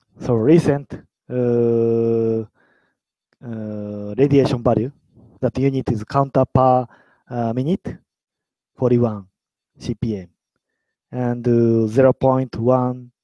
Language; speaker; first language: English; non-native, learner; Japanese